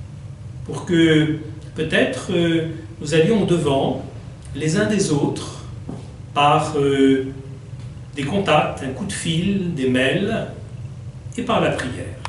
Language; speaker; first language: French; native; French